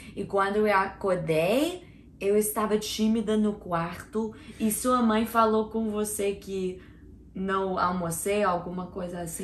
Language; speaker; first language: Portuguese; non-native, learner; English